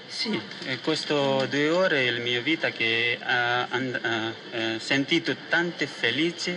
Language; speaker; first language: Italian; non-native, learner; Nepali